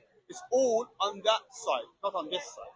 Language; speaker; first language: English; non-native, fluent; Persian